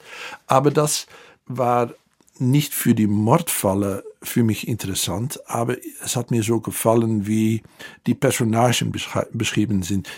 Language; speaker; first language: German; non-native, fluent; Dutch